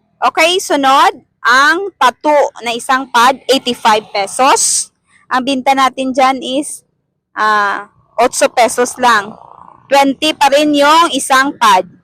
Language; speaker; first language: Filipino; non-native, local second language; Cebuano